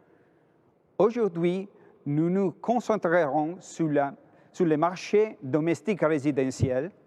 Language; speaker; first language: French; non-native, fluent; Italian